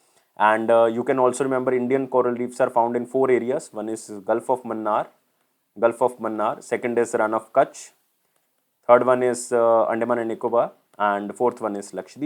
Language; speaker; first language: English; non-native, local second language; Hindi